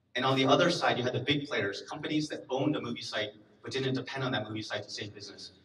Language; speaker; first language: English; native; English